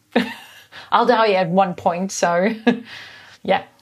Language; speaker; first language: English; non-native, fluent; Dutch